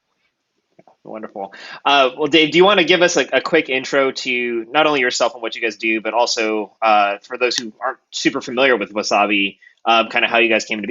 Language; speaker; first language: English; native; English